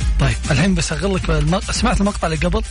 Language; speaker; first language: Arabic; native; Arabic